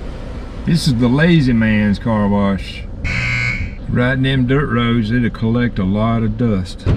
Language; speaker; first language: English; native; English